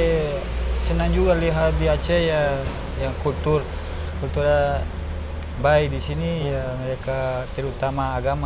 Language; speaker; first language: Indonesian; non-native, learner; Spanish